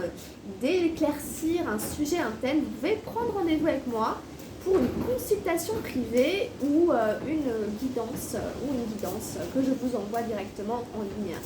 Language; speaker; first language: French; native; French